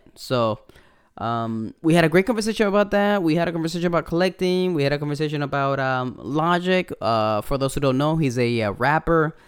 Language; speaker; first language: English; non-native, fluent; Spanish